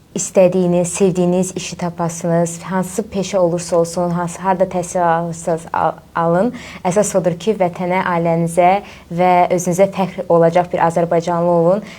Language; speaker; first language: Azerbaijani; native; Azerbaijani